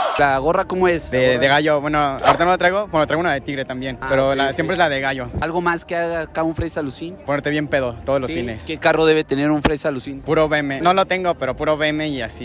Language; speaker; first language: Spanish; native; Spanish